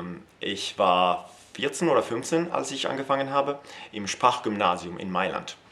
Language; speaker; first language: German; non-native, fluent; Italian